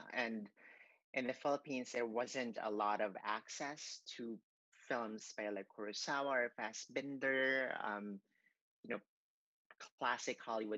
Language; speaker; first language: English; non-native, local second language; Cebuano